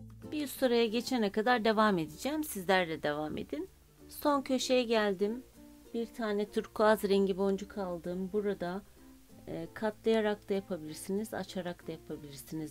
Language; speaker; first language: Turkish; native; Turkish